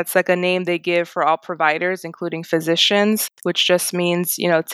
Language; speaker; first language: English; native; English